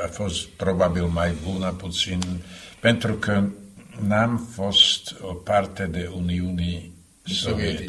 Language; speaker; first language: Romanian; non-native, fluent; Slovak